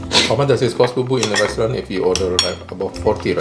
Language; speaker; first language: English; non-native, fluent; Indonesian